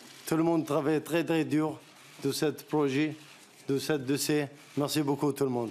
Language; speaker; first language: French; non-native, learner; Arabic